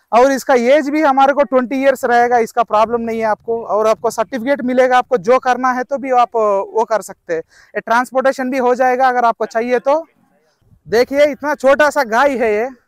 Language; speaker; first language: Hindi; non-native, local second language; Telugu